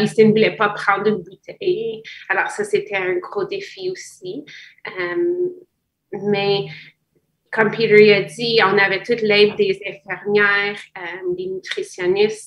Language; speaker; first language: French; non-native, fluent; English